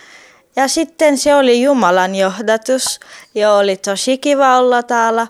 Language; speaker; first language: Finnish; non-native, fluent; Turkish